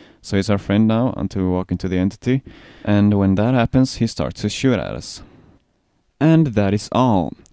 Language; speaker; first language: English; non-native, fluent; Swedish